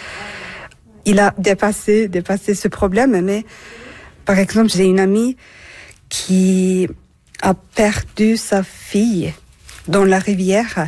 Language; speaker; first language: French; non-native, fluent; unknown